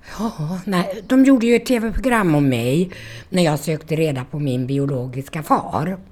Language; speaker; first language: Swedish; native; Swedish